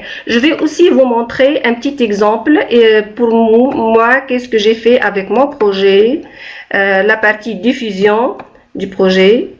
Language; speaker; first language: French; non-native, local second language; Arabic